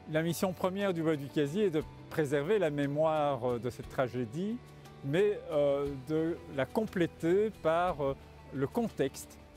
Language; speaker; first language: French; native; French